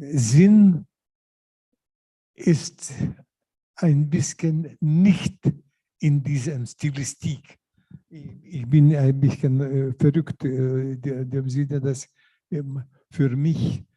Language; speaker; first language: German; non-native, learner; Lithuanian